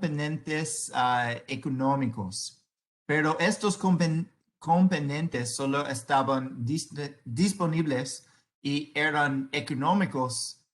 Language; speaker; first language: Spanish; non-native, learner; English